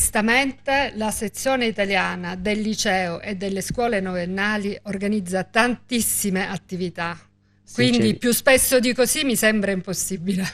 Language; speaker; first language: Italian; non-native, fluent; Albanian